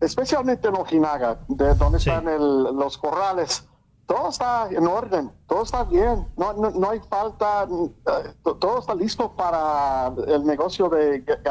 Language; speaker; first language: Spanish; early bilingual, heritage; English